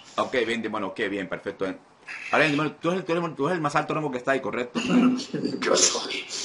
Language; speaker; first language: Spanish; native; Spanish